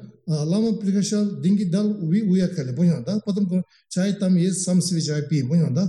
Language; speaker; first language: Russian; non-native, learner; Tibetan